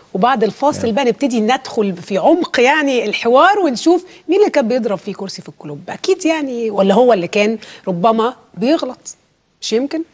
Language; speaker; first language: Arabic; native; Arabic